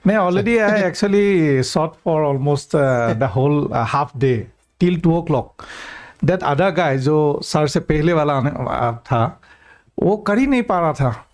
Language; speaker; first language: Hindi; non-native, local second language; Assamese